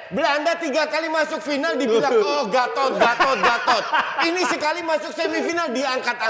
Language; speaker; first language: Indonesian; native; Indonesian